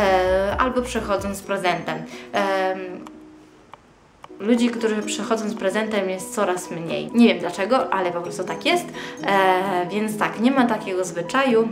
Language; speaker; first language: Polish; early bilingual, heritage; Polish